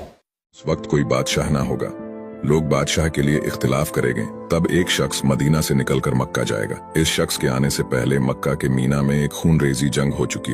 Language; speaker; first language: Hindi; native; Hindi